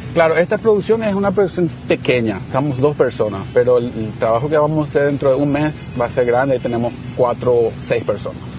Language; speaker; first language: Spanish; native; Spanish